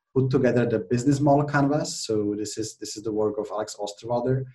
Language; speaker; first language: English; non-native, fluent; Czech